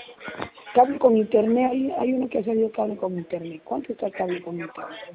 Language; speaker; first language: Spanish; native; Spanish